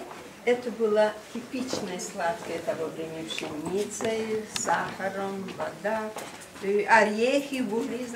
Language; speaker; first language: Russian; non-native, fluent; Albanian